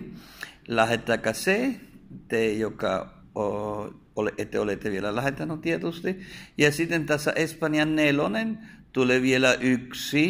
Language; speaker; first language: Finnish; non-native, fluent; Spanish